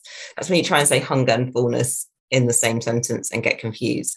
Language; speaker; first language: English; native; English